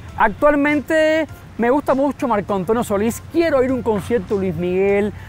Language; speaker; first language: Spanish; native; Spanish